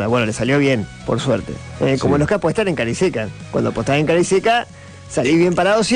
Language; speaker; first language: Spanish; native; Spanish